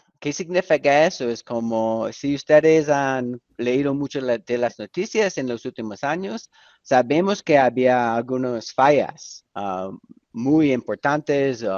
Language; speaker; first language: Spanish; non-native, fluent; English